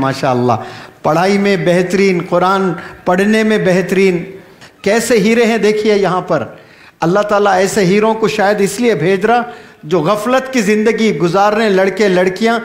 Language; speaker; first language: Urdu; native; Urdu